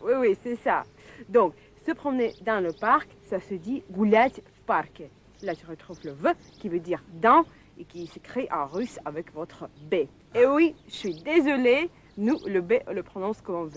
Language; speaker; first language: French; non-native, fluent; Russian